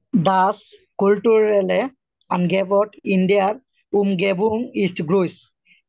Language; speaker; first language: German; non-native, learner; Bangla